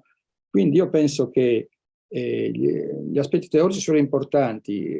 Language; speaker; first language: Italian; native; Italian